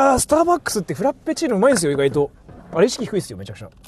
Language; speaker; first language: Japanese; native; Japanese